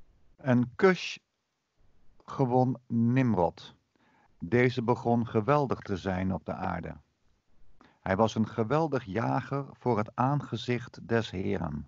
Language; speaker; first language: Dutch; native; Dutch